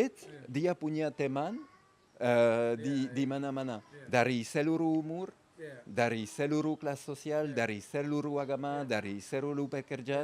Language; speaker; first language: Indonesian; non-native, fluent; French